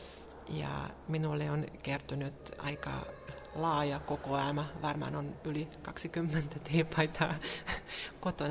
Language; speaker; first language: Finnish; non-native, fluent; Hungarian